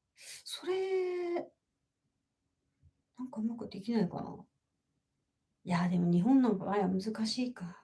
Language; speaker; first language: Japanese; native; Japanese